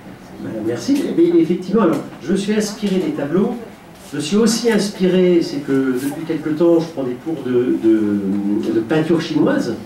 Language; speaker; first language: French; native; French